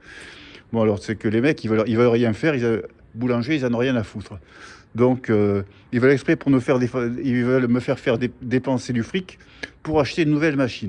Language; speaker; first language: French; native; French